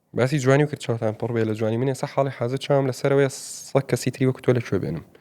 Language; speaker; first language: Central Kurdish; native; Central Kurdish